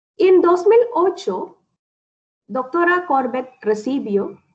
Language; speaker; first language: Spanish; non-native, learner; Malayalam